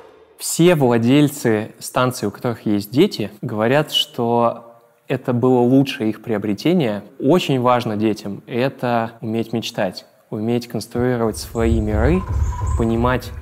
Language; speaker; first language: Russian; native; Russian